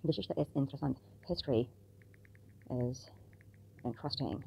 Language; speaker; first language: German; non-native, learner; English